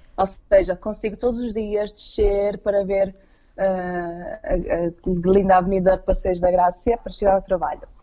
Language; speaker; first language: Portuguese; native; Portuguese